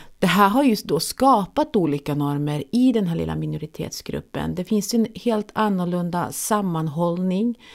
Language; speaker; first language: Swedish; native; Swedish